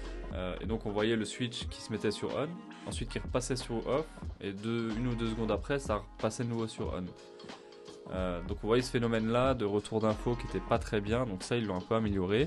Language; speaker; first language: French; native; French